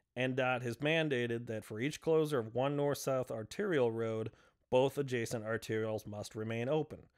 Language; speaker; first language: English; native; English